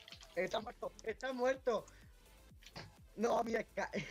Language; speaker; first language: Spanish; native; Spanish